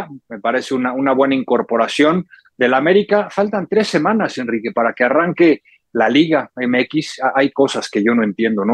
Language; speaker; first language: Spanish; native; Spanish